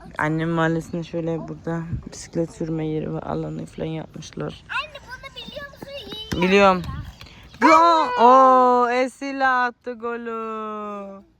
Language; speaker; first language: Turkish; early bilingual, heritage; Turkish